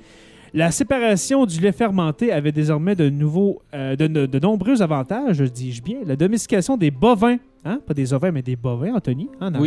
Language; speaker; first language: French; native; French